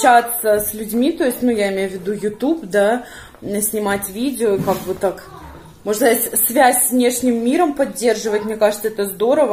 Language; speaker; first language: Russian; native; Russian